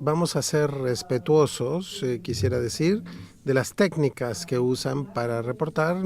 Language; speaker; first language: Spanish; native; Spanish